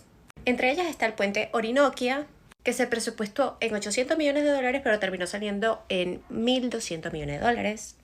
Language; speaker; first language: Spanish; native; Spanish